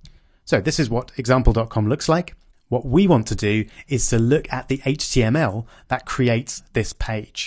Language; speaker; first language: English; native; English